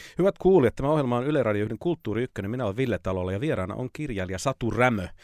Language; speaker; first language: Finnish; native; Finnish